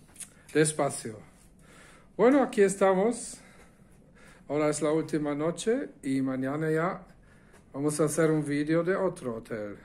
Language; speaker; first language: Spanish; non-native, fluent; German